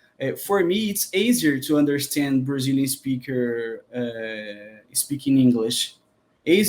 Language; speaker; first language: English; non-native, learner; Portuguese